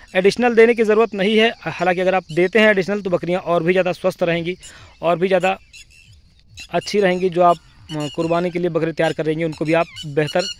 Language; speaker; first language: Hindi; native; Hindi